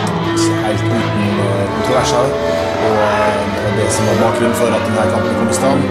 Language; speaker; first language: Norwegian; native; Norwegian